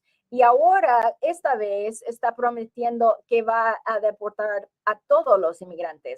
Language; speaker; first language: Spanish; early bilingual, heritage; English